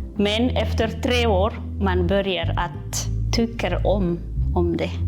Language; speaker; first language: Swedish; non-native, learner; Malagasy